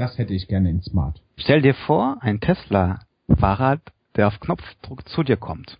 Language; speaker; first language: German; native; German